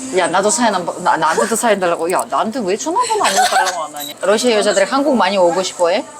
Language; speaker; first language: Korean; non-native, fluent; Uzbek